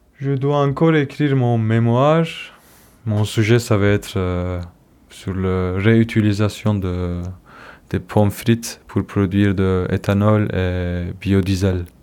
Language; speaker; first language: French; non-native, fluent; Kurdish